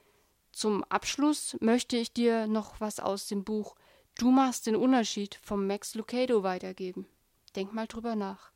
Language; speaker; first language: German; native; German